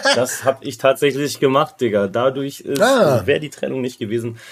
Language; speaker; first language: German; native; German